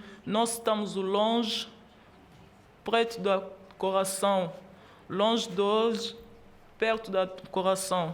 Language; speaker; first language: Portuguese; non-native, learner; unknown